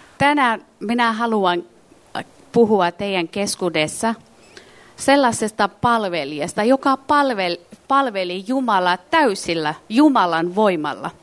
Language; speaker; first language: Finnish; non-native, fluent; Nepali